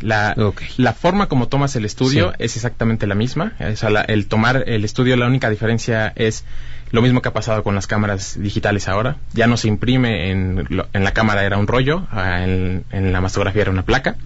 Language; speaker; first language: Spanish; native; Spanish